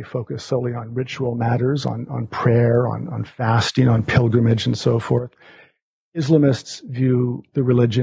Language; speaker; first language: English; native; English